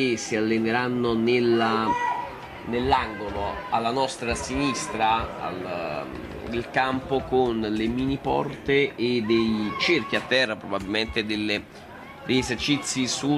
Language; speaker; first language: Italian; native; Italian